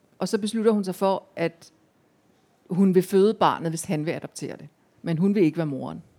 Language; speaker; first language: Danish; native; Danish